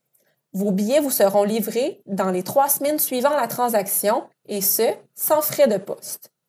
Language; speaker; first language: French; native; French